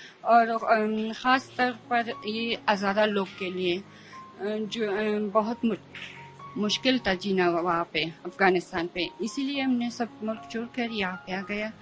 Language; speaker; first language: Hindi; non-native, fluent; Persian